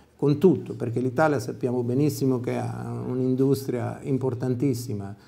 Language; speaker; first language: Italian; native; Italian